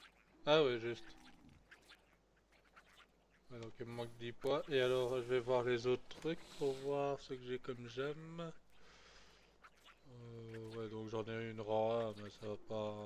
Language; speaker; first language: French; native; French